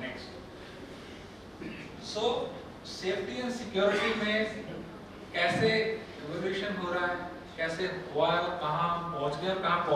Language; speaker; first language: Hindi; native; Hindi